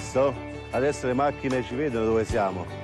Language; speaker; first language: Italian; native; Italian